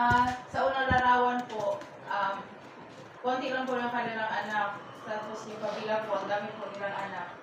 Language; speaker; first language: Filipino; native; Filipino